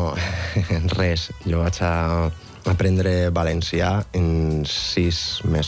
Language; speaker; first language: Catalan; non-native, local second language; Spanish